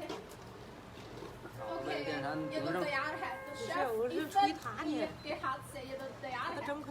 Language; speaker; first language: Hindi; non-native, fluent; Chinese